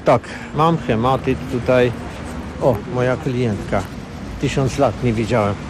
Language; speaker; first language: Polish; non-native, learner; Armenian